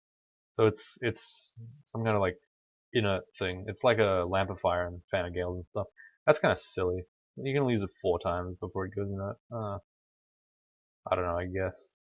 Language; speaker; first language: English; native; English